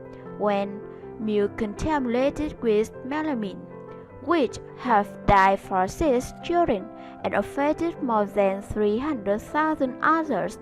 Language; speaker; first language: English; non-native, learner; Vietnamese